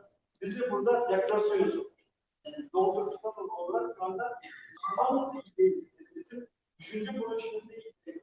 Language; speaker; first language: Turkish; non-native, fluent; Uyghur